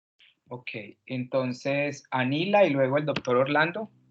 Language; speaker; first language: Spanish; native; Spanish